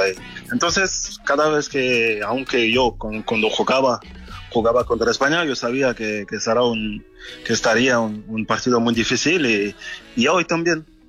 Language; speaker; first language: Spanish; non-native, fluent; French